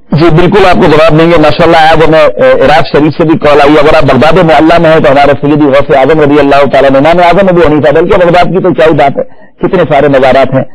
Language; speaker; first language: Urdu; native; Urdu